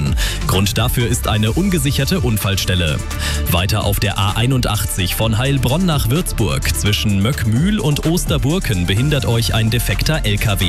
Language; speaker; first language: German; native; German